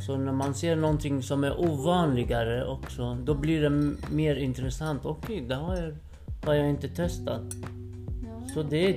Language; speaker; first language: Swedish; non-native, fluent; Kurdish